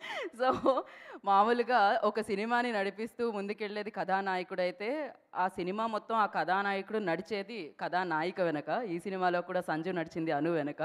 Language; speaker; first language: Telugu; native; Telugu